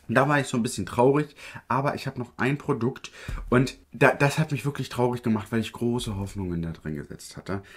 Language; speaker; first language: German; early bilingual, other home language; Italian